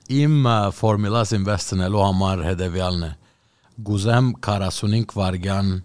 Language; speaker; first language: Armenian; early bilingual, heritage; Armenian